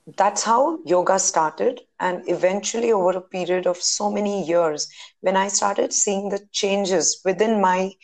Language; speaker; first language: English; non-native, local second language; Hindi